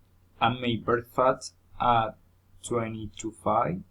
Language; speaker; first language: English; non-native, learner; Spanish